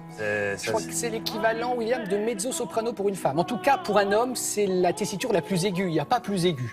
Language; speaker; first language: French; native; French